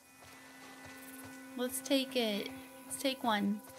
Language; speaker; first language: English; native; English